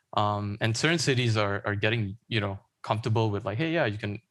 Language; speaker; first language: English; non-native, local second language; Chinese